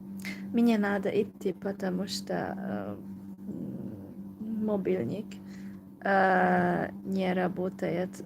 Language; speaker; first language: Russian; non-native, learner; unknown